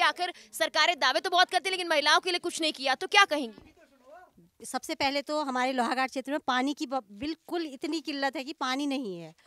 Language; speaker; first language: Hindi; native; Hindi